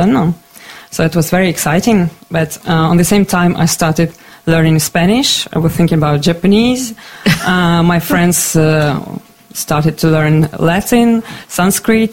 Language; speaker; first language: English; non-native, fluent; Ukrainian